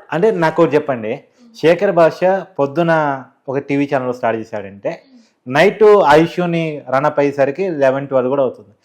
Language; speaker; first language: Telugu; native; Telugu